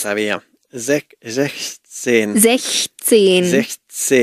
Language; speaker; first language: German; non-native, learner; Spanish